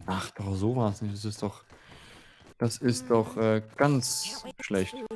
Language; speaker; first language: German; native; German